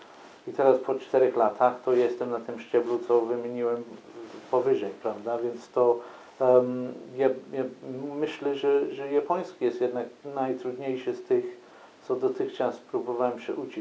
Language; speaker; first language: Polish; non-native, fluent; English